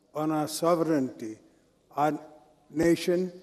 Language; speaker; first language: English; non-native, local second language; Sindhi